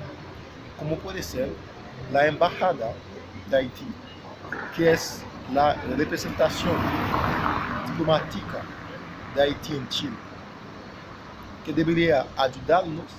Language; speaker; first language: Spanish; non-native, fluent; Haitian Creole